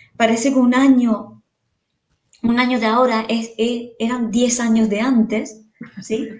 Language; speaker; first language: Spanish; native; Spanish